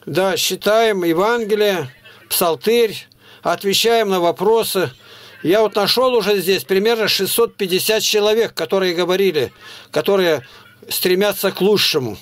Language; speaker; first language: Russian; native; Russian